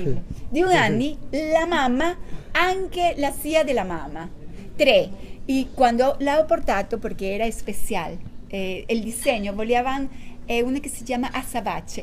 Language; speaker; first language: Italian; non-native, learner; Spanish